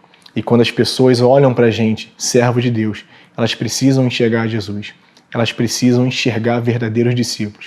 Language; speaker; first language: Portuguese; native; Portuguese